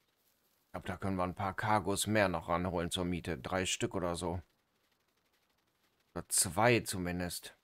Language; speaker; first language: German; native; German